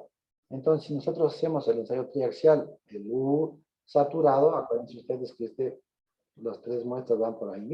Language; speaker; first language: Spanish; native; Spanish